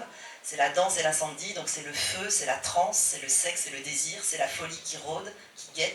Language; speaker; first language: French; native; French